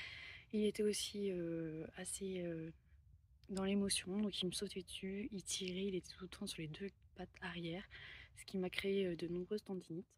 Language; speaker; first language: French; native; French